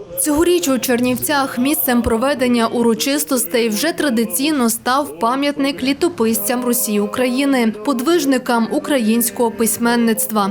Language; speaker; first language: Ukrainian; native; Ukrainian